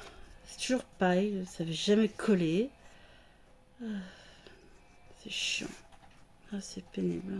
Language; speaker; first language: French; native; French